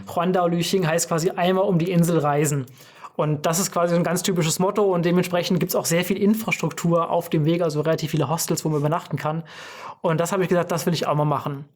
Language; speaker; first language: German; native; German